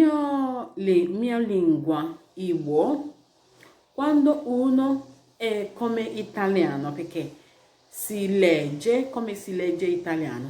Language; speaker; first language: Italian; non-native, learner; Igbo